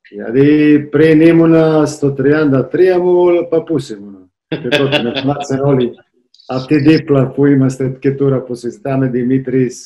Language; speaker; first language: Greek; non-native, fluent; Serbian